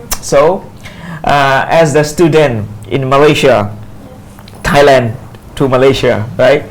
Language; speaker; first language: English; non-native, fluent; Pattani Malay